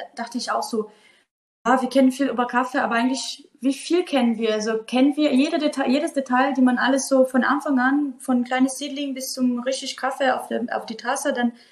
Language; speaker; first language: German; non-native, fluent; Portuguese